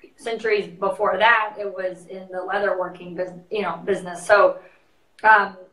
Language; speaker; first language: English; native; English